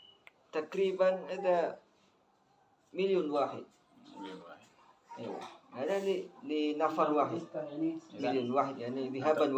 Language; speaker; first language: Arabic; non-native, learner; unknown